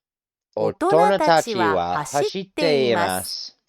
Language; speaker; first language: Japanese; non-native, learner; English